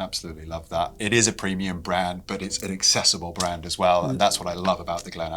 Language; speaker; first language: English; native; English